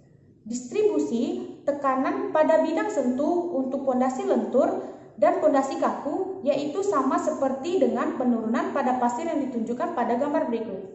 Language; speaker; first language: Indonesian; native; Indonesian